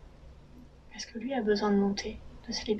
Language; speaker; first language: French; native; French